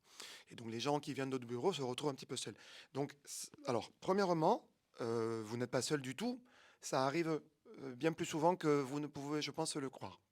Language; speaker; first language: French; native; French